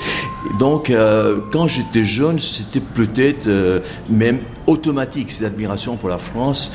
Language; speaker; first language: French; non-native, fluent; Bangla